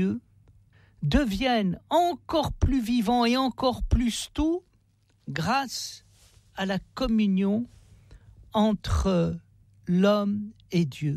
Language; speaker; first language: French; native; French